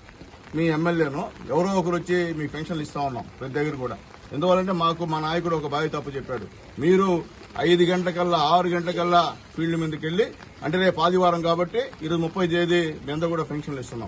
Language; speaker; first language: Telugu; native; Telugu